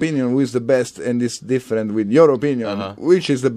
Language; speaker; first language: English; non-native, fluent; Italian